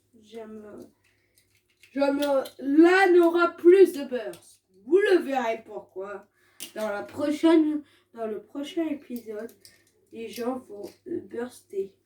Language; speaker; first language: French; native; French